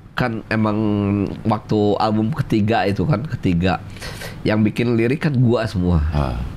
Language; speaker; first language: Indonesian; native; Indonesian